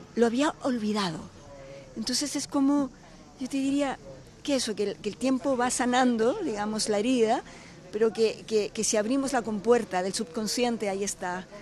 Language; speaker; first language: Spanish; native; Spanish